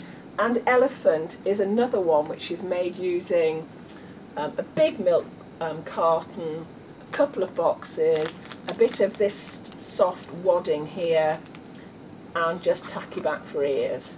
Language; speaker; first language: English; native; English